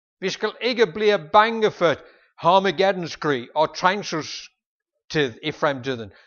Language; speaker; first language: Danish; non-native, fluent; English